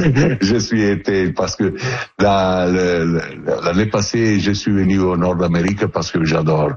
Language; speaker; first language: French; non-native, learner; Italian